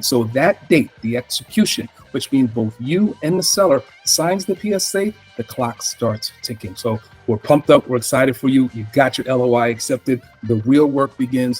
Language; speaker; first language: English; native; English